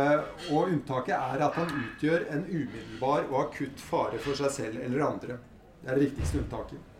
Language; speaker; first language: Norwegian; native; Norwegian